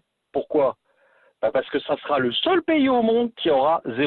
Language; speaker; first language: French; native; French